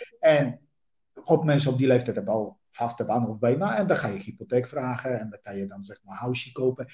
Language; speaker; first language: Dutch; non-native, fluent; Polish